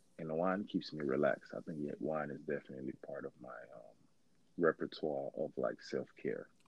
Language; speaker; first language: English; early bilingual, other home language; Haitian Creole